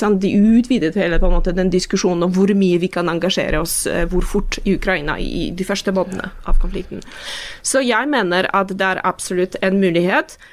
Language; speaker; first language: Norwegian; non-native, fluent; Polish